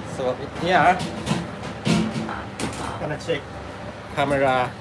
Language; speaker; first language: English; non-native, learner; Thai